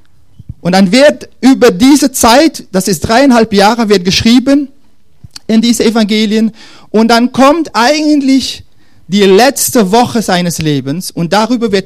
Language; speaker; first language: German; non-native, fluent; Dutch